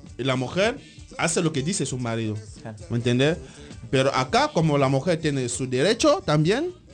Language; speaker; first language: Spanish; non-native, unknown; French